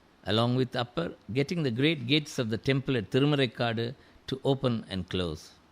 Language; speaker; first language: English; non-native, local second language; Tamil